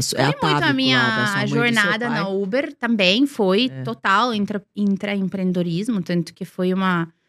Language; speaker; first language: Portuguese; non-native, fluent; Serbian